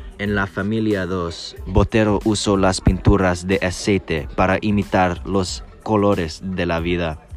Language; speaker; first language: Spanish; non-native, learner; English